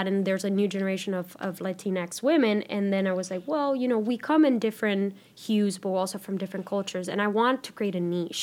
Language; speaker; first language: English; non-native, fluent; Spanish